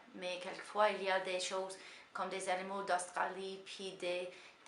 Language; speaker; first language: French; non-native, learner; English